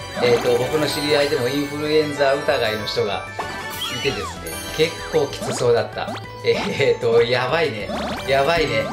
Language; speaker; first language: Japanese; native; Japanese